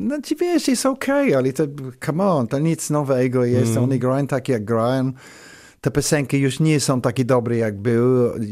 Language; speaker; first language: Polish; non-native, learner; English